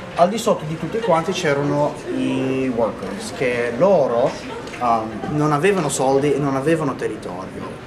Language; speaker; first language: Italian; non-native, learner; English